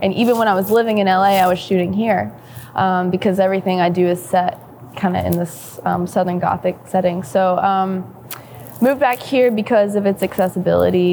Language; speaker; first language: English; native; English